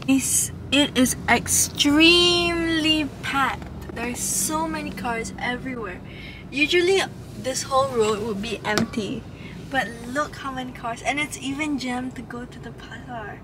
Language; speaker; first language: English; native; English